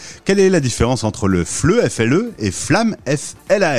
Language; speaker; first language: French; native; French